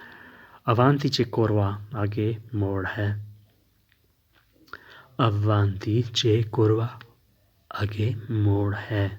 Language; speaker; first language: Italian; non-native, learner; Urdu